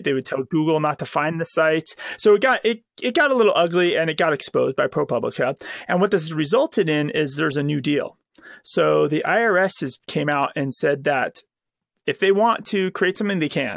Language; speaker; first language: English; native; English